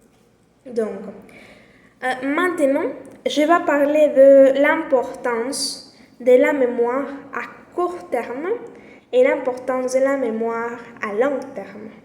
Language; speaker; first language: French; non-native, learner; Spanish